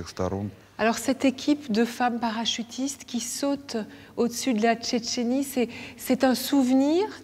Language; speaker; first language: French; native; French